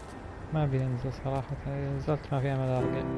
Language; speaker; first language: Arabic; native; Arabic